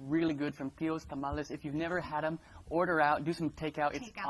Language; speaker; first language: English; native; English